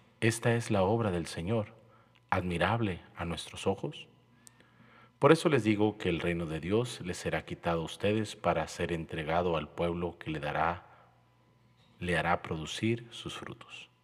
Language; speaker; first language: Spanish; native; Spanish